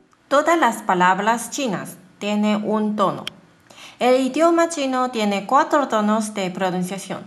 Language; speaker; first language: Spanish; non-native, fluent; Chinese